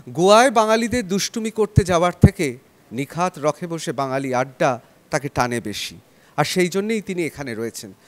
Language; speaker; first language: Bangla; native; Bangla